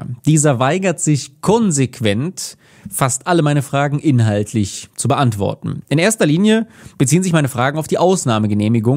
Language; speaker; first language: German; native; German